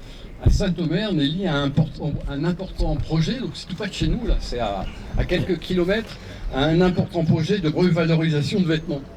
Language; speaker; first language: French; native; French